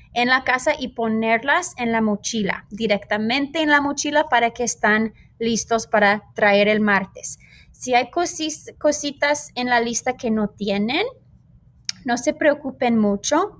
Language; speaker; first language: Spanish; non-native, fluent; English